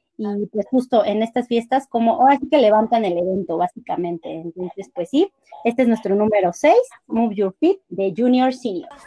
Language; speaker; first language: Spanish; native; Spanish